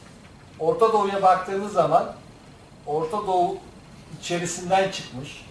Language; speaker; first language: Turkish; native; Turkish